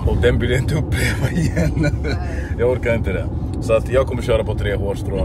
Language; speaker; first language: Swedish; native; Swedish